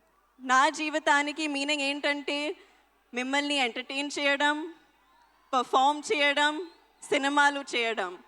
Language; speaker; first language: Telugu; non-native, local second language; Hindi